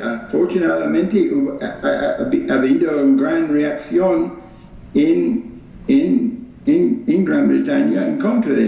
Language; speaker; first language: Spanish; non-native, fluent; English